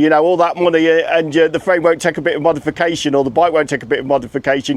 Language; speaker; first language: English; native; English